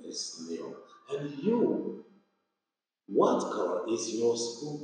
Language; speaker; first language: English; non-native, fluent; Vietnamese